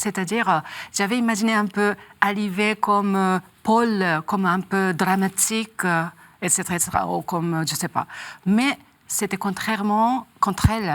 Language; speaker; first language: French; non-native, learner; Japanese